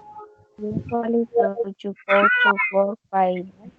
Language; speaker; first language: English; non-native, learner; Spanish